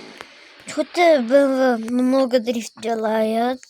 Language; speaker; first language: Russian; non-native, learner; Uzbek